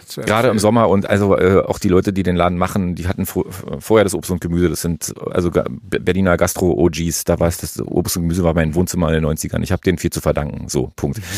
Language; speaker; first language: German; native; German